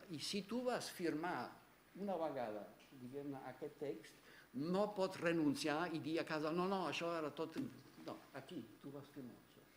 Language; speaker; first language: Catalan; non-native, fluent; German